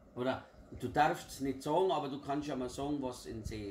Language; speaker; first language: German; native; German